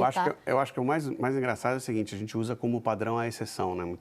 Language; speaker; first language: Portuguese; native; Portuguese